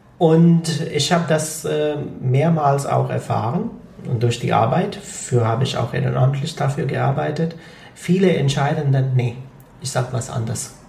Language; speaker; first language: German; non-native, fluent; Punjabi